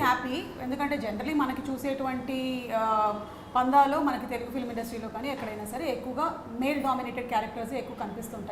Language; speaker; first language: Telugu; native; Telugu